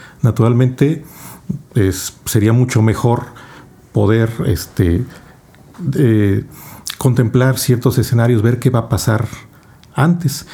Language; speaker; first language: Spanish; native; Spanish